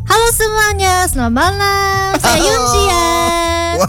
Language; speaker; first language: Indonesian; non-native, learner; Korean